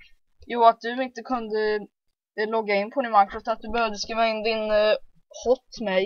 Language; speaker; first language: Swedish; early bilingual, heritage; Swedish